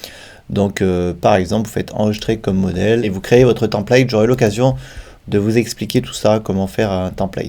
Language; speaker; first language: French; native; French